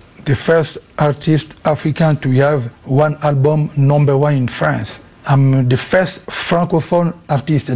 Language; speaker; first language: English; non-native, learner; Lingala